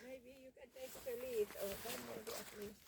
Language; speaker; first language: English; non-native, learner; Finnish